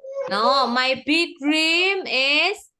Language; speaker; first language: English; non-native, fluent; Indonesian